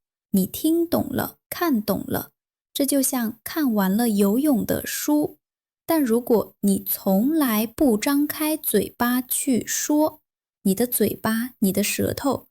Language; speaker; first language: Chinese; non-native, fluent; Vietnamese